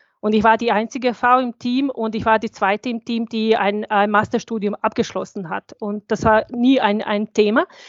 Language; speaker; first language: German; non-native, fluent; Bosnian